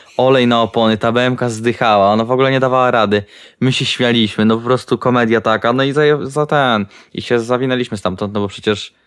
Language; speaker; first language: Polish; native; Polish